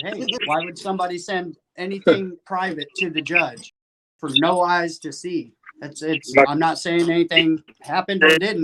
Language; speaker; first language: English; native; English